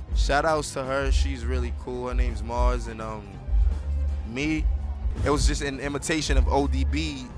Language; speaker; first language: English; native; English